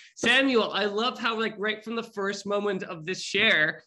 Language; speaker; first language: English; native; English